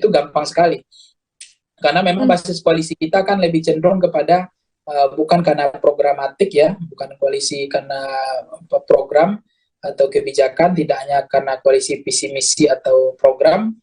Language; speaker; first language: Indonesian; native; Indonesian